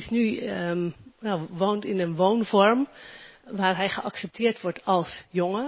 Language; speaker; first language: Dutch; native; Dutch